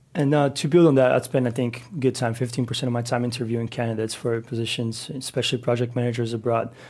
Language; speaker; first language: English; non-native, fluent; Portuguese